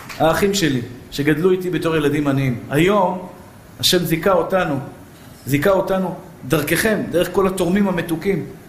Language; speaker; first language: Hebrew; early bilingual, other home language; Persian